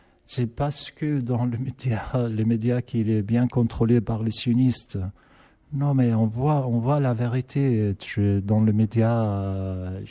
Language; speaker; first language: French; non-native, learner; Arabic